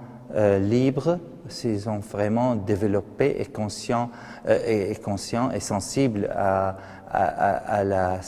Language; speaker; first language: French; non-native, fluent; Arabic